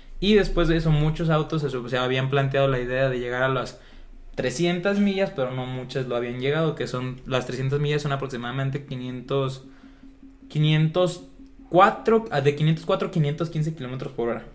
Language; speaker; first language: Spanish; native; Spanish